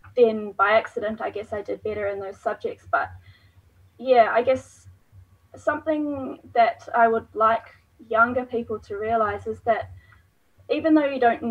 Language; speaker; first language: English; native; English